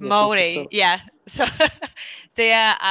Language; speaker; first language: Danish; early bilingual, heritage; English